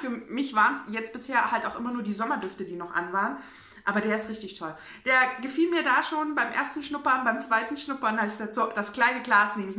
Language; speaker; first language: German; native; German